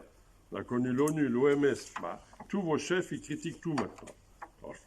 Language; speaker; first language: French; native; French